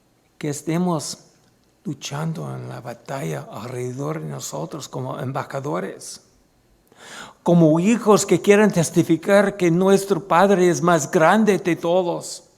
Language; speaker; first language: Spanish; non-native, fluent; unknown